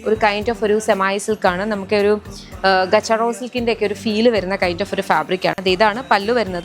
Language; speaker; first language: Malayalam; native; Malayalam